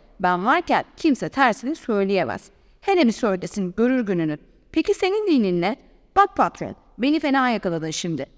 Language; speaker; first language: Turkish; native; Turkish